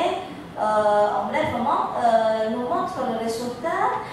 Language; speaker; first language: French; non-native, fluent; Indonesian